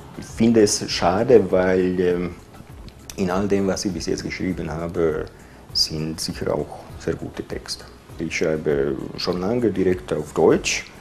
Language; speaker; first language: German; non-native, fluent; Croatian